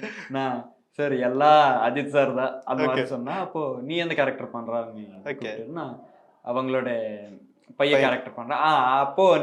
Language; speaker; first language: Tamil; non-native, learner; Telugu